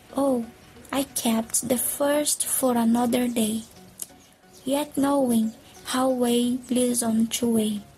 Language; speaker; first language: English; non-native, learner; Portuguese